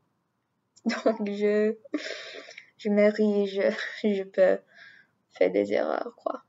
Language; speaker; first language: French; non-native, learner; English